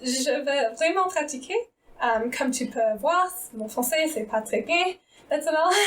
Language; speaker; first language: French; non-native, learner; English